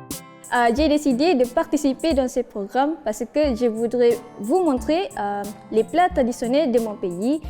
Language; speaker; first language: French; non-native, learner; Malay